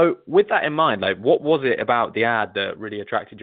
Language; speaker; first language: English; native; English